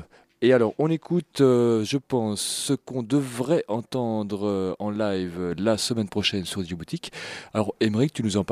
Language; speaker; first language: French; native; French